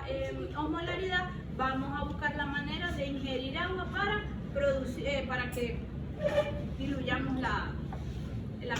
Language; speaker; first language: Spanish; native; Spanish